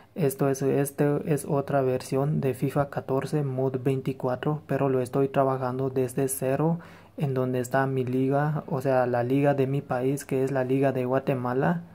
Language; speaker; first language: Spanish; native; Spanish